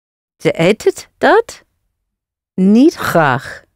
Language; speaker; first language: Dutch; non-native, learner; English